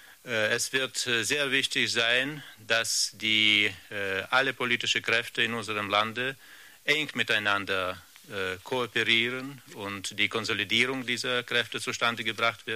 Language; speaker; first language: German; non-native, fluent; Russian